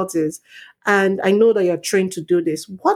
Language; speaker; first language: English; non-native, local second language; Yoruba